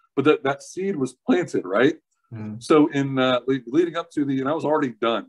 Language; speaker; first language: English; native; English